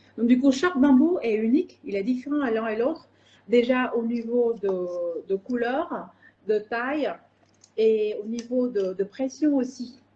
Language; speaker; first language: French; non-native, fluent; Vietnamese